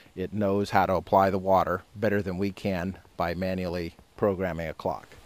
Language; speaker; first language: English; native; English